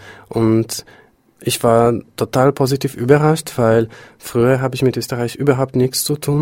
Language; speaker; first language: German; non-native, fluent; Polish